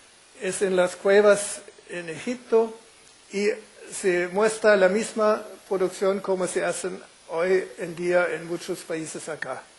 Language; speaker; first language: Spanish; non-native, fluent; German